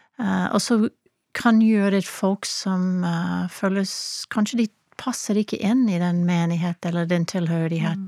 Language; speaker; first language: Norwegian; non-native, fluent; English